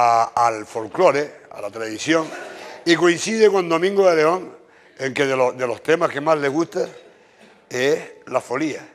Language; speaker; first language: Spanish; native; Spanish